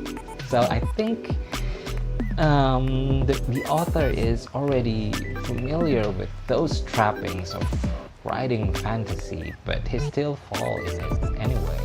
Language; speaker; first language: English; non-native, fluent; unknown